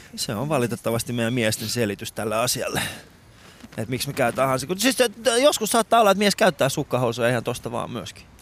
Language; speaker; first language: Finnish; non-native, fluent; Persian